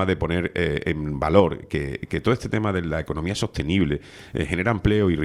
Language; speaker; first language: Spanish; native; Spanish